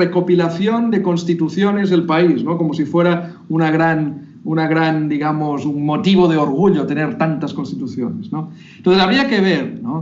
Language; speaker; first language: Spanish; native; Spanish